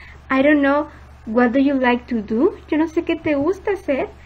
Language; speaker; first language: English; non-native, fluent; Spanish